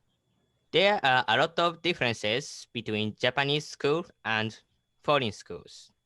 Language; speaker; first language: English; non-native, learner; Japanese